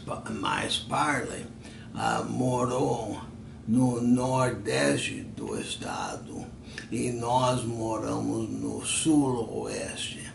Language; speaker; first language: Portuguese; non-native, fluent; English